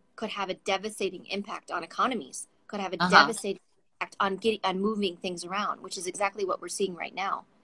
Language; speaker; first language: English; native; English